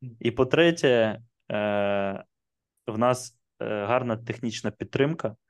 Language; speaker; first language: Ukrainian; non-native, local second language; Russian